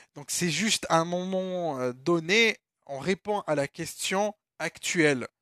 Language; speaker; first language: French; non-native, local second language; Arabic